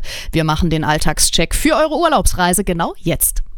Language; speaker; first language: German; native; German